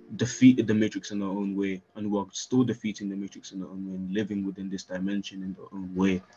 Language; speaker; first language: English; native; English